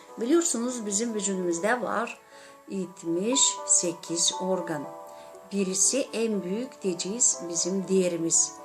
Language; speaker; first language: Turkish; non-native, learner; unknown